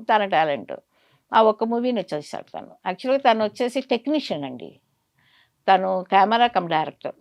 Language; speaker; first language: Telugu; native; Telugu